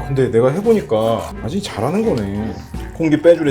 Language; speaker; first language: Korean; native; Korean